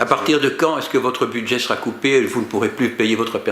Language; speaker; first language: French; native; French